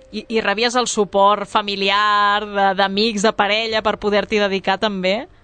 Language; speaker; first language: Catalan; native; Catalan